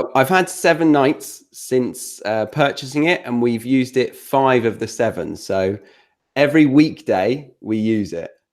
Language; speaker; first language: English; native; English